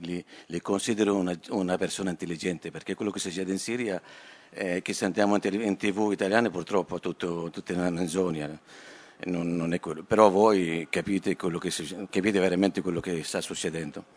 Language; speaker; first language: Italian; non-native, fluent; Arabic